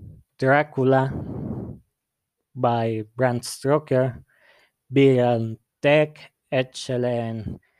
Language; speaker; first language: English; non-native, learner; Spanish